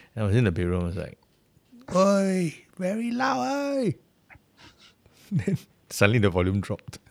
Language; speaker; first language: English; native; English